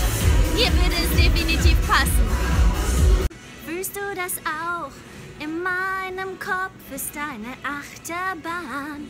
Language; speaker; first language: German; native; German